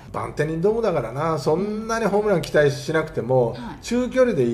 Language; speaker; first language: Japanese; native; Japanese